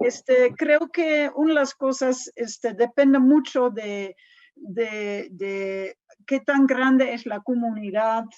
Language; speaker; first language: Spanish; non-native, fluent; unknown